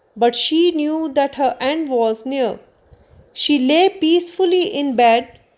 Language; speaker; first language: English; non-native, local second language; Punjabi